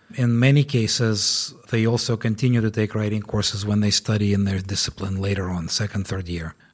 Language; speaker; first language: English; non-native, fluent; Ukrainian